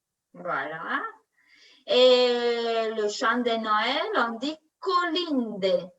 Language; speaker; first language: French; non-native, learner; Romanian